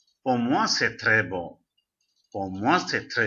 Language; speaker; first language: French; non-native, fluent; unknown